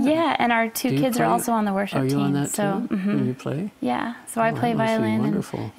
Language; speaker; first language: English; native; English